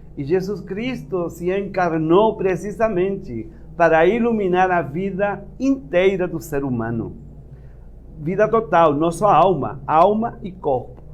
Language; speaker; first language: Portuguese; non-native, fluent; Spanish